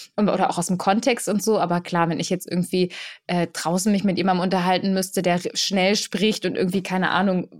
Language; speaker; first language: German; early bilingual, other home language; Polish